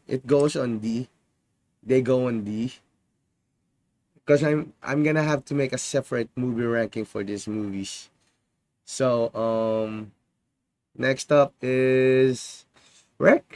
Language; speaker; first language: English; non-native, fluent; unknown